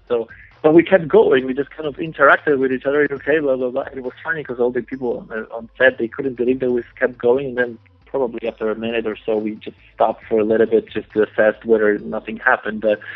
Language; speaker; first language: English; non-native, fluent; Polish